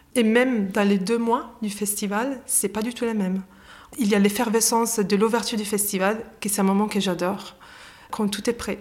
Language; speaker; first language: French; non-native, fluent; Italian